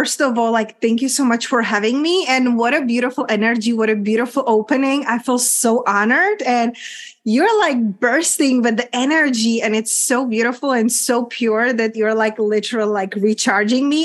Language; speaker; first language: English; non-native, fluent; Czech